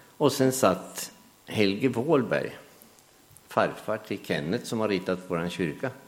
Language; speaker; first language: Swedish; native; Swedish